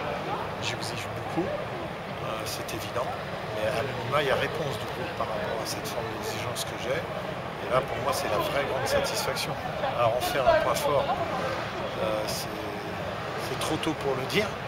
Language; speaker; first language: French; native; French